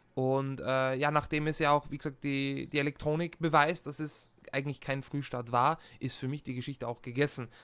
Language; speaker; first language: German; native; German